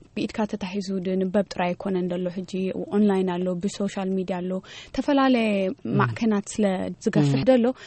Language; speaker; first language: Tigrinya; early bilingual, heritage; Tigrinya